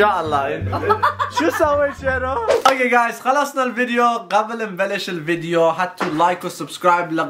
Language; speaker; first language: Arabic; non-native, learner; Swedish